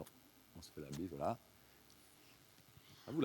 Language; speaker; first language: French; native; French